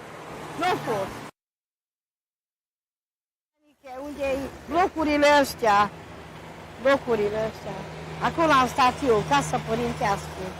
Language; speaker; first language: Romanian; non-native, local second language; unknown